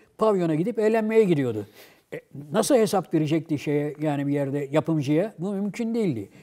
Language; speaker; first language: Turkish; native; Turkish